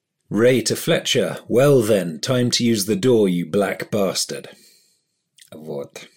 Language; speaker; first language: English; native; English